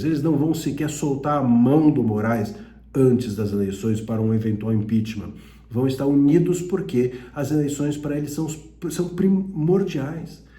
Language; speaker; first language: Portuguese; native; Portuguese